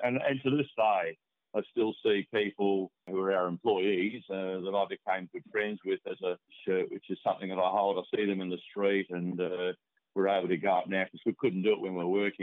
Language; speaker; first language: English; native; English